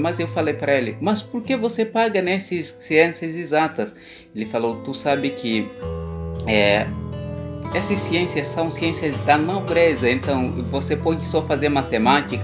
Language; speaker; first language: Portuguese; non-native, local second language; Upper Guinea Crioulo